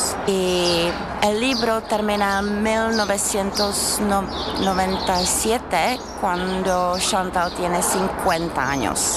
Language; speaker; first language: Spanish; non-native, learner; Czech